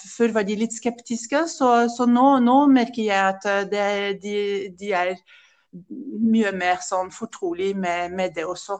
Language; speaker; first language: Norwegian; non-native, fluent; French